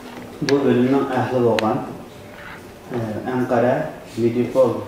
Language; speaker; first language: Turkish; non-native, fluent; Uyghur